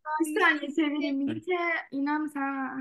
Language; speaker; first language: Turkish; native; Turkish